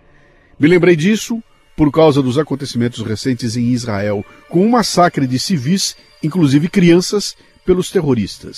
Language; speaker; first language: Portuguese; native; Portuguese